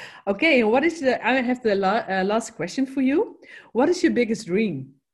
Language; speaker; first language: English; non-native, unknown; Dutch